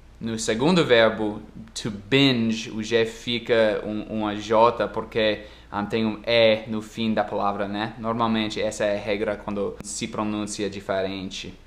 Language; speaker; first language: Portuguese; non-native, fluent; English